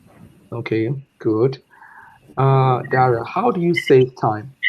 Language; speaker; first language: English; non-native, fluent; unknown